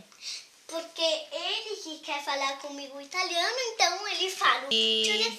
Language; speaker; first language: Portuguese; early bilingual, heritage; Portuguese